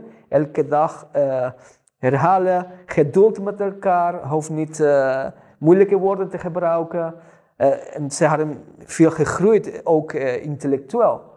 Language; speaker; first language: Dutch; non-native, fluent; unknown